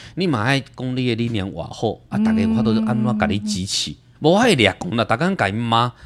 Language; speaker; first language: Min Nan Chinese; non-native, local second language; Chinese